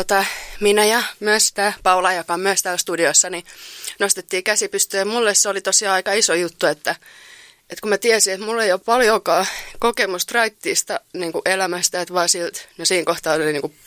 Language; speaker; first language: Finnish; native; Finnish